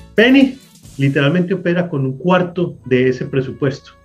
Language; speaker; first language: Spanish; native; Spanish